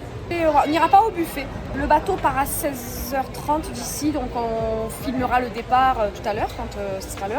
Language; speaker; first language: French; native; French